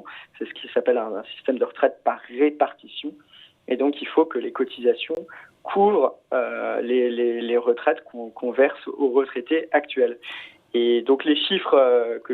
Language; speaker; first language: French; native; French